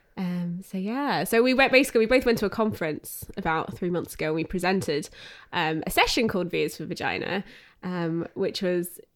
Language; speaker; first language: English; native; English